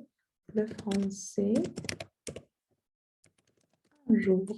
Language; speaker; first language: French; non-native, fluent; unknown